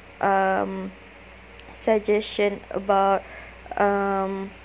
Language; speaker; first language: English; non-native, learner; Malay